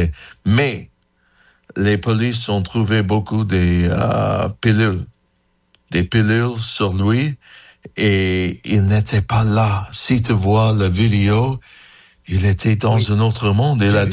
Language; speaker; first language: French; non-native, learner; English